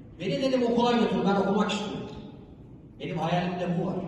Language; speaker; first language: Turkish; native; Turkish